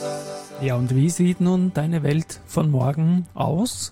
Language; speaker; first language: German; native; German